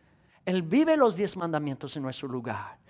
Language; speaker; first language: Spanish; native; Spanish